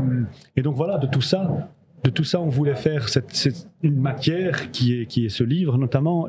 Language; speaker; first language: French; early bilingual, other home language; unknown